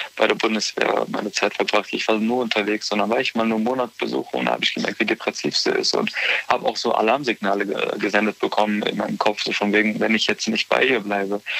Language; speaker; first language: German; native; German